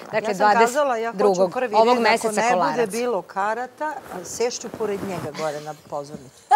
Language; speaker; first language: Serbian; native; Serbian